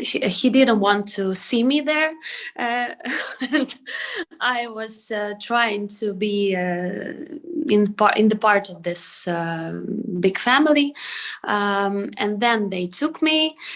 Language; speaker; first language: English; non-native, learner; Ukrainian